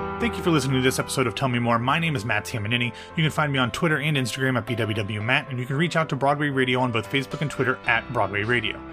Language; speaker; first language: English; native; English